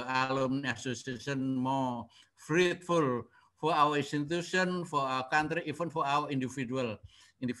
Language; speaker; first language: English; non-native, learner; Indonesian